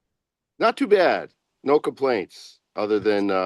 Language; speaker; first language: English; native; English